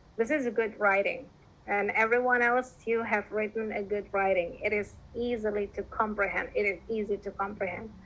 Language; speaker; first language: English; non-native, fluent; Indonesian